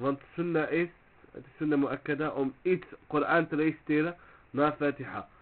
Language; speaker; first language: Dutch; early bilingual, other home language; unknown